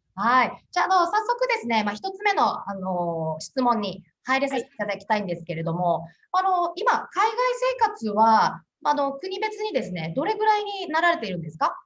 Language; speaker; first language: Japanese; native; Japanese